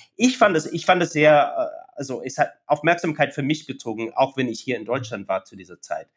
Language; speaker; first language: German; non-native, fluent; English